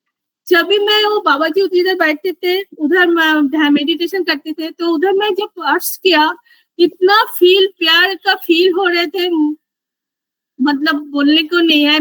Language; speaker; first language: Hindi; non-native, local second language; Bangla